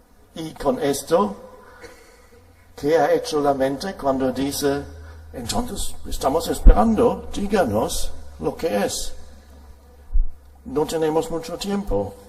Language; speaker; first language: Spanish; non-native, fluent; German